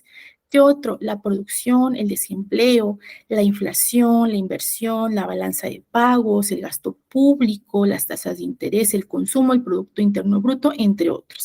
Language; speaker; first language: Spanish; native; Spanish